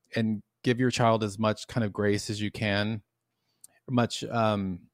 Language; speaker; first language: English; native; English